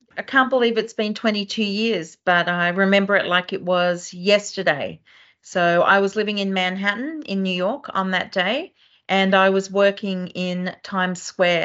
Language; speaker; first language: English; native; English